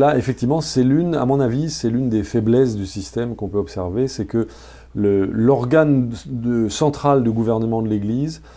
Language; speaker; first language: French; native; French